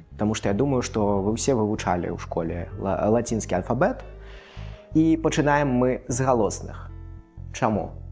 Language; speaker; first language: Belarusian; non-native, local second language; Russian